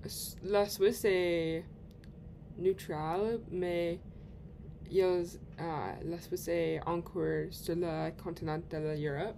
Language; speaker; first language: French; non-native, learner; English